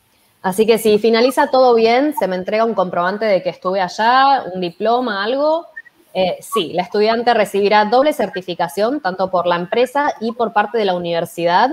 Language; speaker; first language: Spanish; native; Spanish